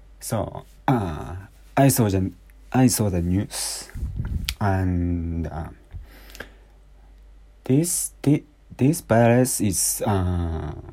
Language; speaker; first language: English; non-native, learner; Japanese